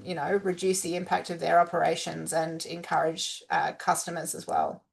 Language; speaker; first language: English; native; English